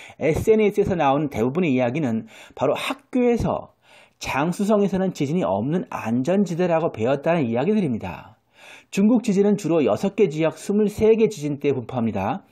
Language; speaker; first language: Korean; native; Korean